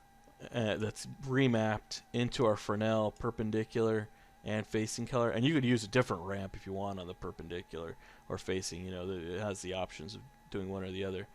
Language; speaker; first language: English; native; English